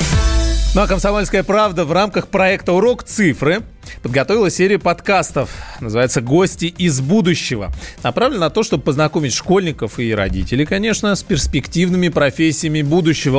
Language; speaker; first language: Russian; native; Russian